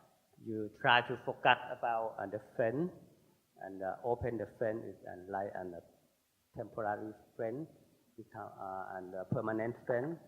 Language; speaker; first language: English; non-native, learner; Thai